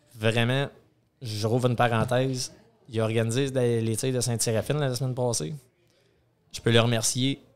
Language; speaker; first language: French; native; French